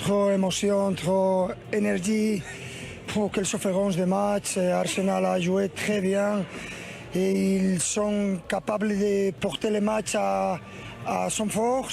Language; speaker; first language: French; non-native, learner; Spanish